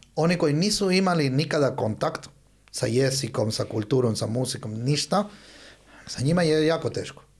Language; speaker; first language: Bosnian; early bilingual, heritage; Spanish